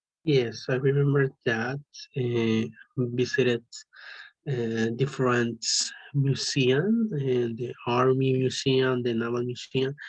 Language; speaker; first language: English; non-native, learner; Spanish